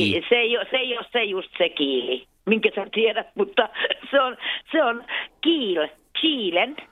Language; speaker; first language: Finnish; non-native, local second language; Swedish